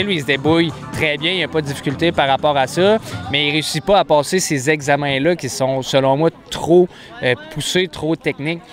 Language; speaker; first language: French; native; French